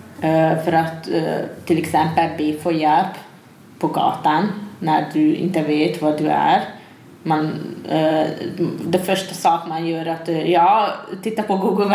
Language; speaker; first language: Swedish; non-native, fluent; Hungarian